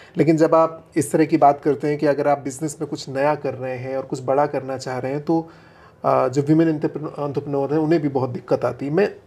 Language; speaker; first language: Hindi; native; Hindi